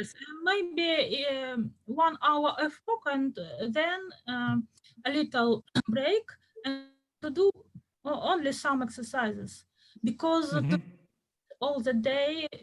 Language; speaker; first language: English; non-native, fluent; Russian